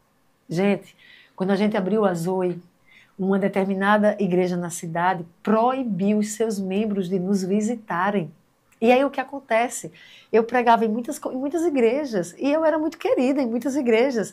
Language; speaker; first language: Portuguese; native; Portuguese